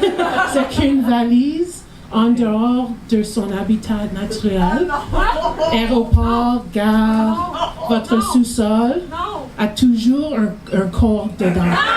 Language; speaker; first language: French; non-native, learner; English